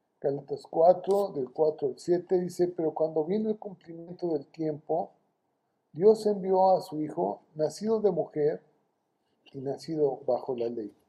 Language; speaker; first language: Spanish; native; Spanish